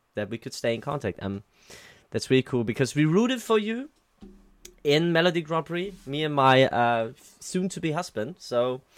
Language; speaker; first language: English; non-native, fluent; German